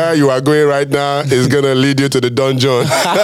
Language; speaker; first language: English; non-native, local second language; Yoruba